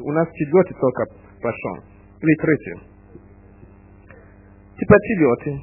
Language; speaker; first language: Russian; non-native, fluent; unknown